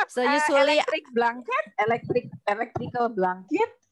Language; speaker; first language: English; non-native, learner; Indonesian